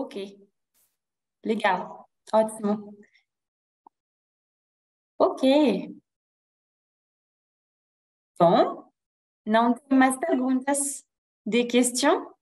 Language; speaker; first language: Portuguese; non-native, fluent; French